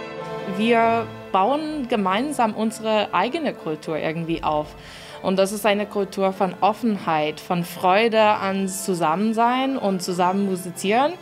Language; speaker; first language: German; non-native, fluent; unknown